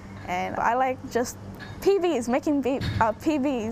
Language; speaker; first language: English; native; English